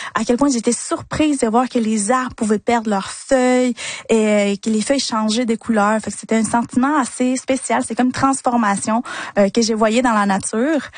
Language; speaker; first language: French; early bilingual, other home language; Spanish